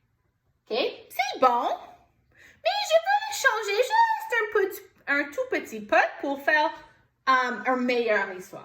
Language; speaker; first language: French; non-native, fluent; English